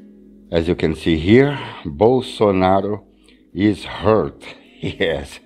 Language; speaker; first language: English; non-native, fluent; Portuguese